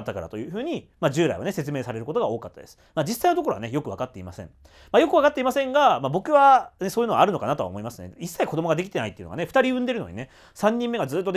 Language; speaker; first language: Japanese; native; Japanese